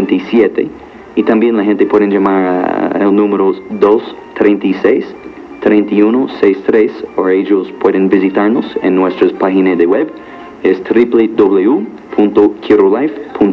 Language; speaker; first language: Spanish; non-native, learner; English